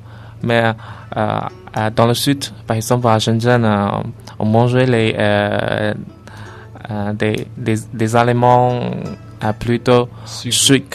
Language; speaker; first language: French; non-native, learner; Chinese